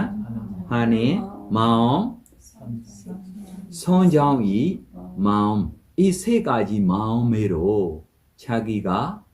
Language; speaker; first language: Korean; non-native, fluent; Burmese